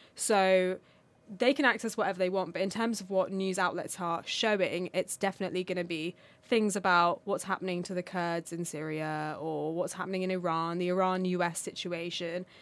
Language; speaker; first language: English; non-native, local second language; Armenian